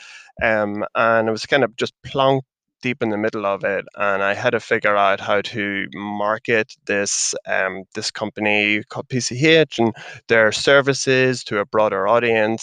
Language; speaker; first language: English; native; English